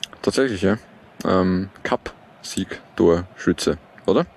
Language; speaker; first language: German; native; German